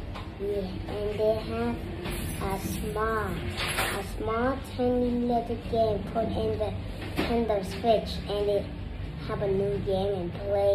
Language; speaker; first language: English; non-native, learner; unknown